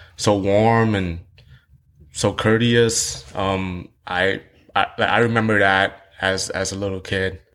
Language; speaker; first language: English; early bilingual, other home language; Vietnamese